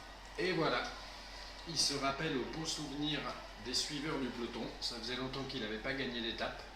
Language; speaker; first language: French; native; French